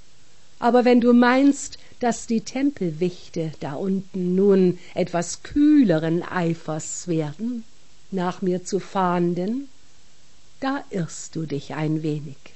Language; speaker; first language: German; native; German